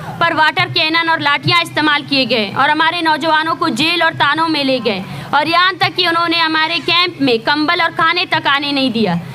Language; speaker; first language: Urdu; non-native, local second language; Baluchi